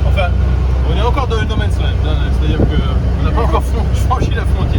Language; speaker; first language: French; native; French